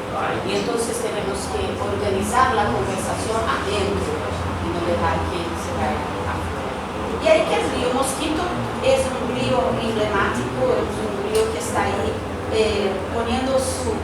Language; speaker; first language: Spanish; non-native, fluent; Portuguese